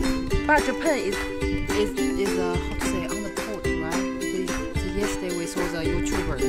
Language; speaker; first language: English; non-native, learner; Chinese